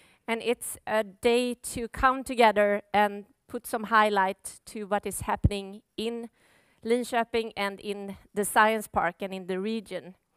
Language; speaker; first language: English; non-native, fluent; Swedish